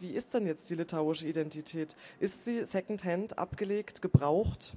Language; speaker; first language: German; native; German